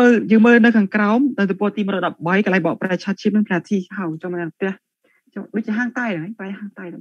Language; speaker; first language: Korean; non-native, learner; Khmer